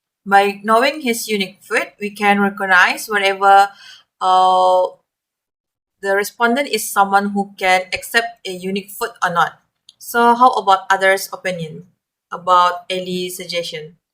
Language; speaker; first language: English; non-native, learner; Malay